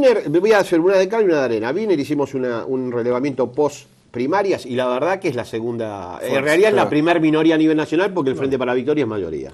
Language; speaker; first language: Spanish; native; Spanish